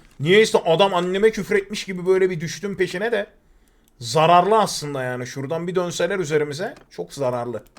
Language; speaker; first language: Turkish; native; Turkish